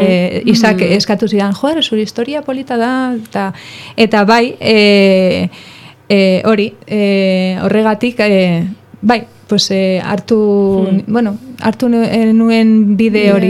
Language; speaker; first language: Basque; non-native, local second language; Spanish